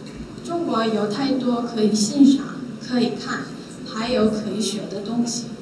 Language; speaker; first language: Chinese; non-native, learner; Korean